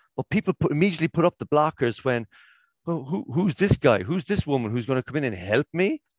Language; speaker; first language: English; native; English